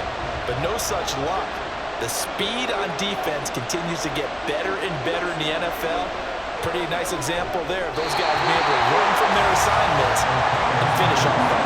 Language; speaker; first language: English; native; English